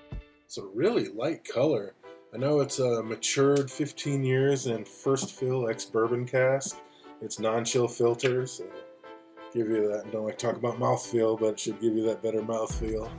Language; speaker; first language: English; native; English